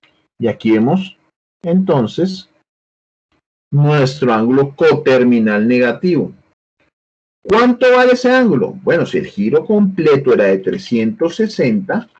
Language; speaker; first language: Spanish; native; Spanish